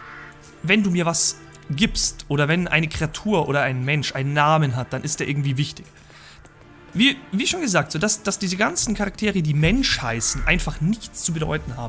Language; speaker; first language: German; native; German